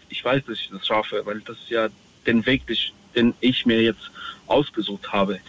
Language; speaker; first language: German; non-native, fluent; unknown